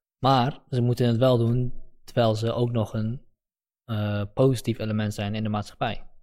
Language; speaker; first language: Dutch; early bilingual, other home language; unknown